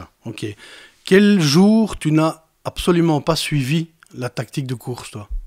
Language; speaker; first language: French; native; French